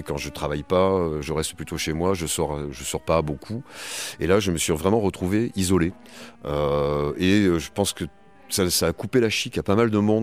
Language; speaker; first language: French; native; French